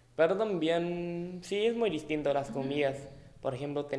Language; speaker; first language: Spanish; non-native, fluent; Thai